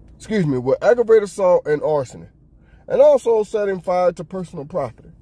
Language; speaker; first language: English; native; English